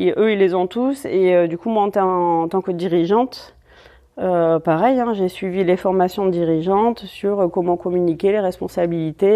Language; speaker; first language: French; native; French